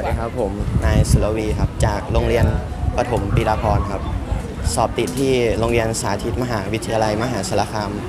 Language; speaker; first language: Thai; native; Thai